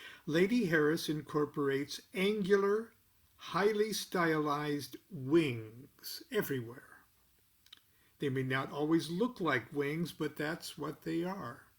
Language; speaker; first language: English; native; English